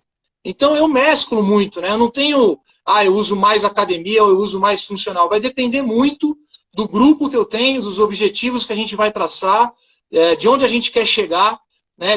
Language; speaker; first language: Portuguese; native; Portuguese